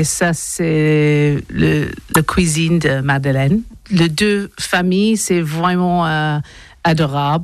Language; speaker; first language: French; non-native, learner; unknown